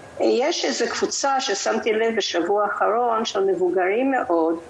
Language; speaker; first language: Hebrew; non-native, fluent; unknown